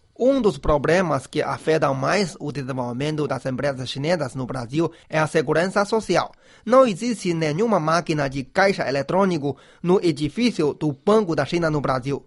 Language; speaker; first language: Portuguese; non-native, fluent; Chinese